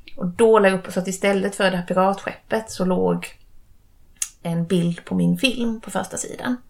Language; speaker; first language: Swedish; native; Swedish